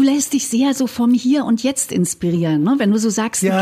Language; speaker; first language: German; native; German